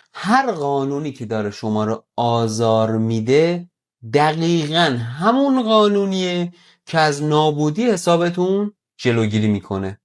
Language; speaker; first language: Persian; native; Persian